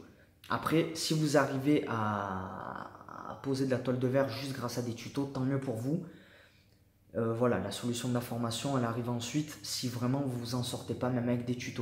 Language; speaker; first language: French; native; French